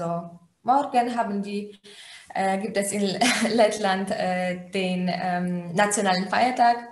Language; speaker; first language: German; non-native, fluent; Polish